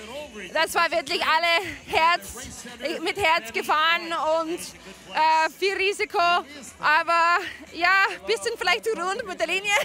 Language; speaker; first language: German; non-native, fluent; English